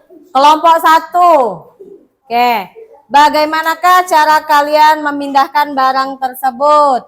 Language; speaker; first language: Indonesian; native; Indonesian